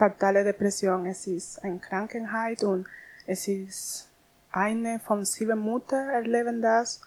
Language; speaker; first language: German; non-native, learner; Spanish